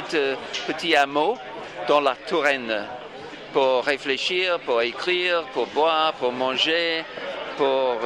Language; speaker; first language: French; non-native, fluent; English